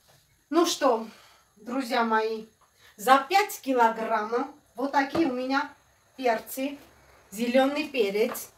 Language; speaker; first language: Russian; non-native, fluent; Armenian